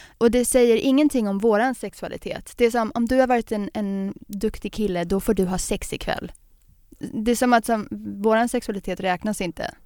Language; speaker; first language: Swedish; native; Swedish